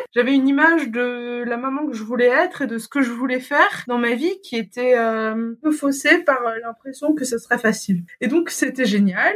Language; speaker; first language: French; native; French